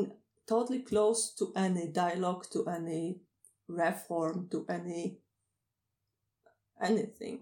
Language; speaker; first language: English; non-native, fluent; Polish